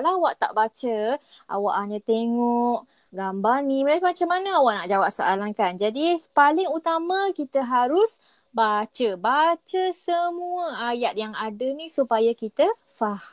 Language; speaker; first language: Malay; native; Malay